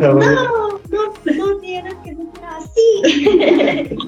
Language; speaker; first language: Spanish; non-native, learner; Japanese